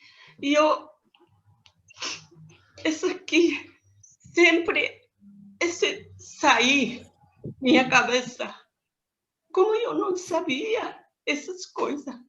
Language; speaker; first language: Portuguese; non-native, learner; Japanese